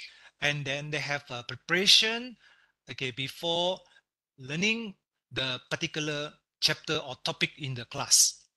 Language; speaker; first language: English; non-native, local second language; Malay